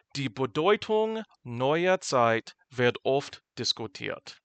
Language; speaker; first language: German; non-native, fluent; English